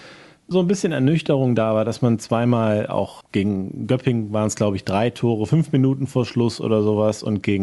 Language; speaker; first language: German; native; German